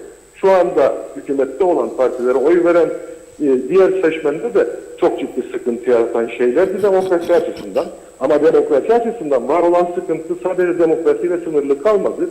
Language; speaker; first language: Turkish; native; Turkish